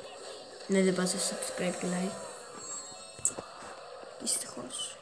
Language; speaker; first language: Greek; early bilingual, heritage; Greek